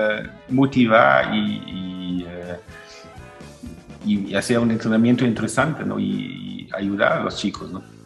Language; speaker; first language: Spanish; non-native, fluent; German